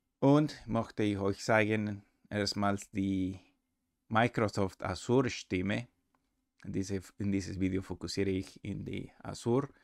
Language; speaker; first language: German; non-native, learner; Spanish